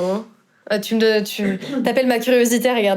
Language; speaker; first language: French; native; French